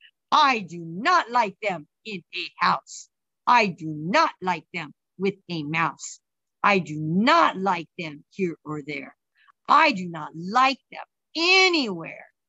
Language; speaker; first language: English; native; English